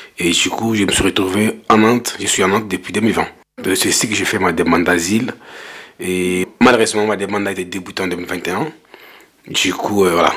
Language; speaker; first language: French; non-native, local second language; Lingala